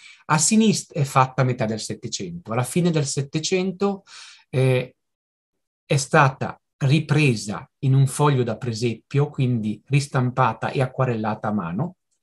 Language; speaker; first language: Italian; native; Italian